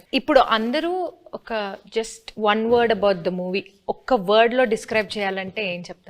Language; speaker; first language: Telugu; native; Telugu